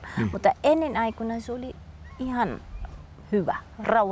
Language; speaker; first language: Finnish; non-native, learner; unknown